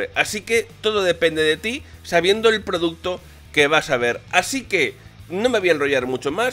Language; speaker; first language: Spanish; native; Spanish